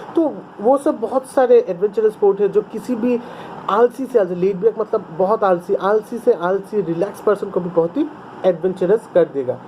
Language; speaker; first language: Hindi; non-native, local second language; Bangla